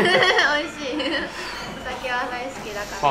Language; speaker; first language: Japanese; native; Japanese